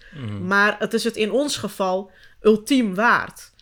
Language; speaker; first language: Dutch; early bilingual, other home language; Turkish